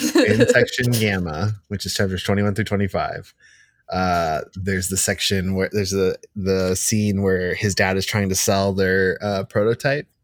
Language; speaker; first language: English; native; English